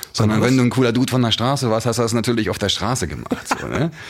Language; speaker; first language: German; native; German